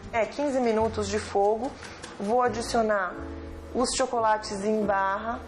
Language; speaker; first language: Portuguese; native; Portuguese